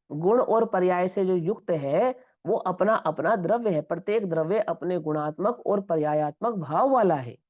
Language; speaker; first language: Hindi; non-native, local second language; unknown